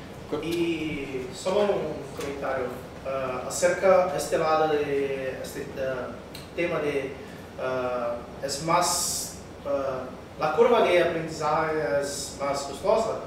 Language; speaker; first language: Spanish; non-native, learner; Portuguese